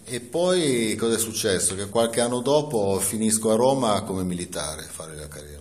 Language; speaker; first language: Italian; native; Italian